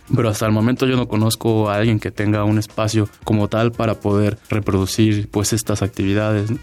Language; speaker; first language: Spanish; native; Spanish